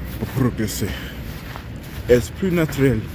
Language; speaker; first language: French; non-native, learner; English